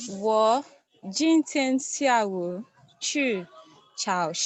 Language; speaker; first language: Chinese; non-native, learner; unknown